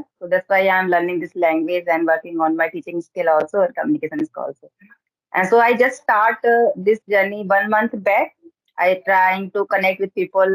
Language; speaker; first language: English; non-native, learner; Hindi